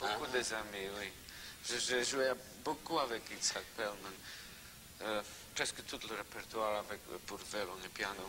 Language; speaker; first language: French; non-native, learner; Russian